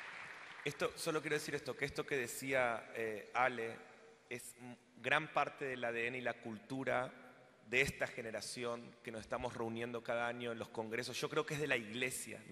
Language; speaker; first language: Spanish; native; Spanish